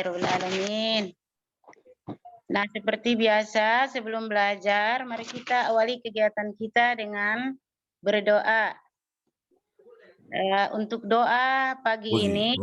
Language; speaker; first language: Indonesian; native; Indonesian